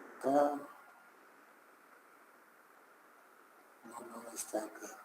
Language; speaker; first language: Spanish; native; Spanish